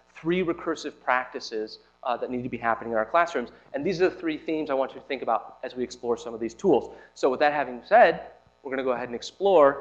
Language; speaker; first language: English; native; English